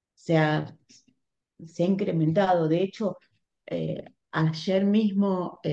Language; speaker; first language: Spanish; native; Spanish